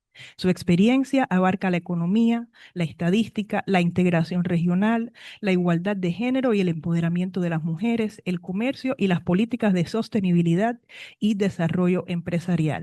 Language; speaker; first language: Spanish; native; Spanish